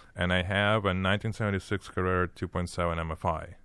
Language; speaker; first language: English; early bilingual, other home language; Ukrainian